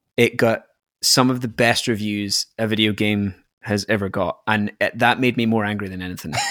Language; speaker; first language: English; native; English